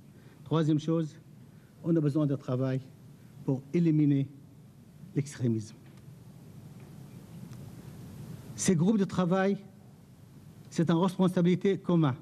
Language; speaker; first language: French; non-native, fluent; Arabic